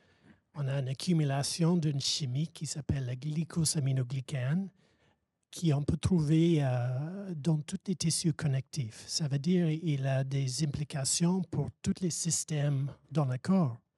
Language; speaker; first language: French; non-native, fluent; English